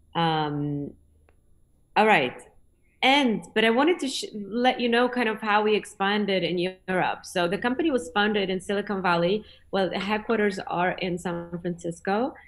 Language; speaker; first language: English; non-native, fluent; Polish